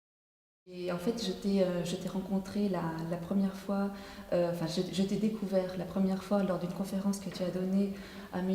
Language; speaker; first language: French; native; French